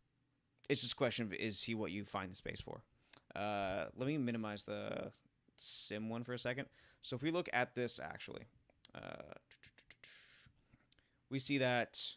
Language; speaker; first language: English; native; English